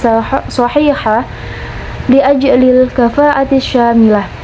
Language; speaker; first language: Arabic; non-native, learner; Indonesian